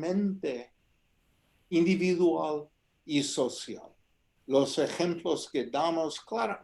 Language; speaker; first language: Spanish; non-native, fluent; English